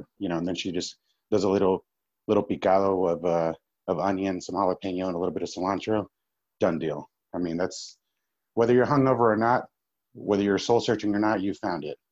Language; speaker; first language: English; native; English